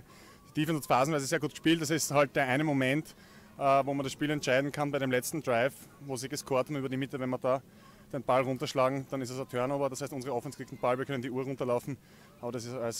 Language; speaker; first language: German; native; German